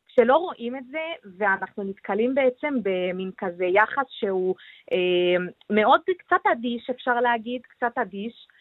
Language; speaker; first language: Hebrew; non-native, local second language; Arabic